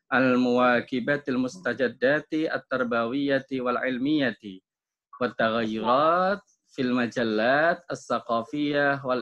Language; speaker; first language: Arabic; non-native, fluent; Indonesian